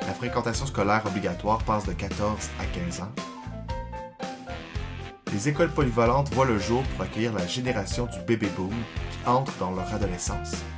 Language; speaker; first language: French; native; French